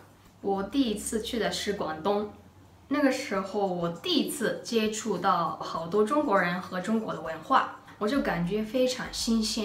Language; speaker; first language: Chinese; non-native, fluent; Japanese